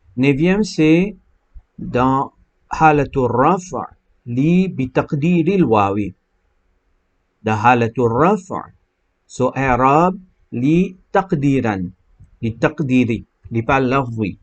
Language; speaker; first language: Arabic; non-native, fluent; Morisyen